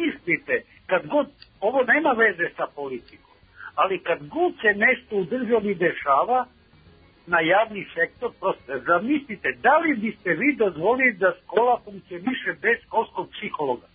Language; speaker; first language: Serbian; native; Serbian